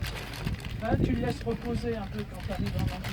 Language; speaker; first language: French; native; French